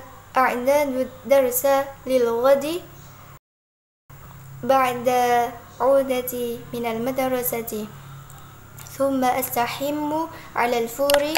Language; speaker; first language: Arabic; non-native, learner; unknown